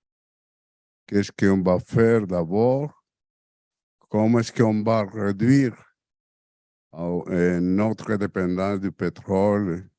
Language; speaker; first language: French; non-native, fluent; Spanish